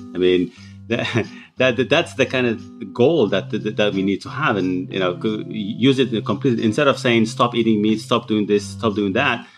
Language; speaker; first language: English; non-native, fluent; Tigrinya